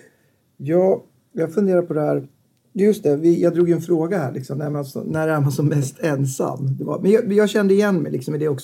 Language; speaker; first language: Swedish; native; Swedish